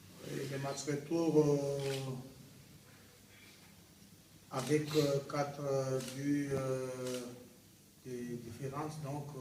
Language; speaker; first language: French; non-native, local second language; Malagasy